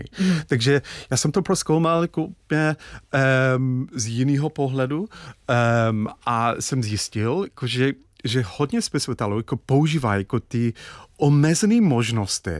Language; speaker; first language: Czech; non-native, fluent; English